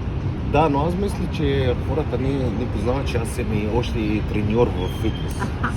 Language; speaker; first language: Bulgarian; non-native, learner; Arabic